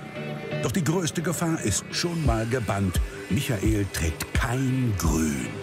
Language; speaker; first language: German; native; German